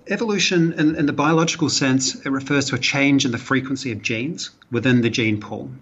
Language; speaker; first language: English; native; English